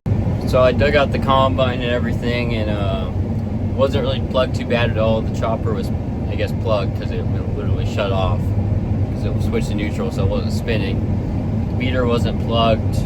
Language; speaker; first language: English; native; English